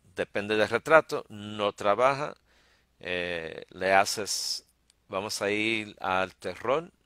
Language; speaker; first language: Spanish; early bilingual, heritage; Spanish